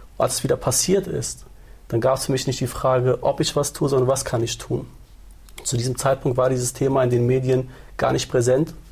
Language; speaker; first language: German; early bilingual, other home language; Turoyo